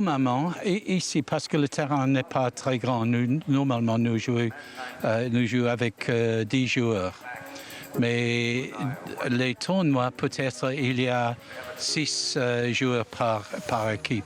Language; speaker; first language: French; non-native, learner; English